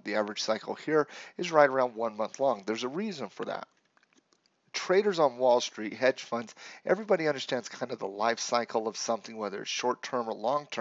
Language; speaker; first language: English; native; English